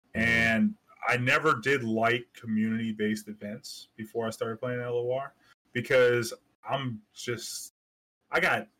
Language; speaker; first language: English; native; English